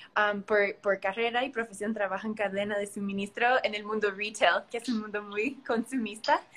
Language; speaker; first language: Spanish; early bilingual, heritage; Spanish